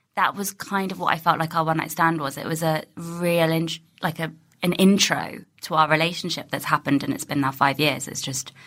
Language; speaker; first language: English; native; English